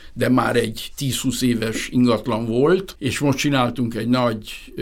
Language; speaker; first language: Hungarian; early bilingual, heritage; Hungarian